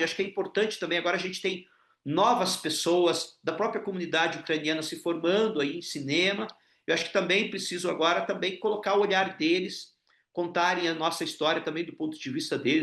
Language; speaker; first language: Portuguese; non-native, local second language; Ukrainian